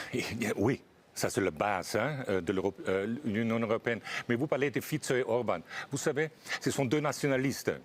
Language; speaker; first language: French; non-native, fluent; German